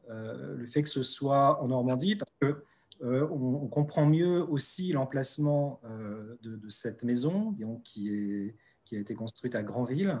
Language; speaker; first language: French; native; French